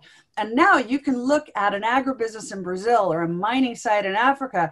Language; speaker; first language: English; native; English